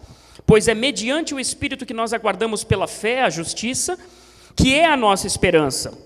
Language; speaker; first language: Portuguese; native; Portuguese